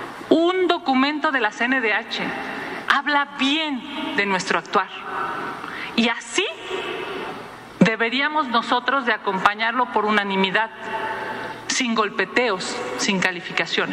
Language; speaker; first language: Spanish; native; Spanish